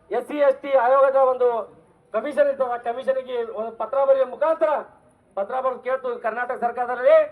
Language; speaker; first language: Kannada; non-native, local second language; Lambadi